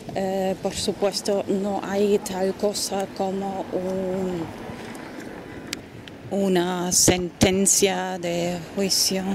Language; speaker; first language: Spanish; non-native, fluent; German